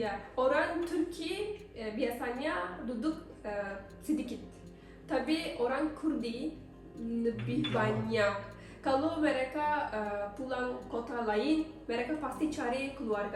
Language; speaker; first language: Indonesian; non-native, learner; Turkish